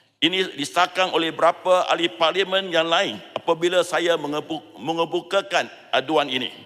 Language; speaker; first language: Malay; non-native, local second language; Chinese